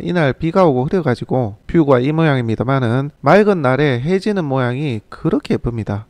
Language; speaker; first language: Korean; native; Korean